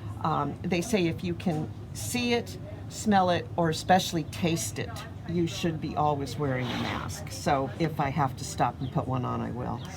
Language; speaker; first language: English; native; English